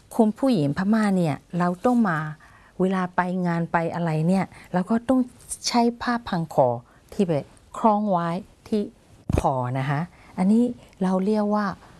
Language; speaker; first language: Thai; non-native, fluent; Burmese